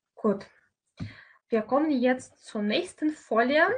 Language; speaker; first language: German; non-native, fluent; Russian